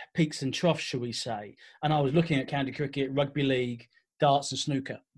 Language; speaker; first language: English; native; English